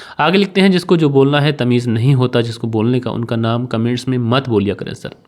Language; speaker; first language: Hindi; native; Hindi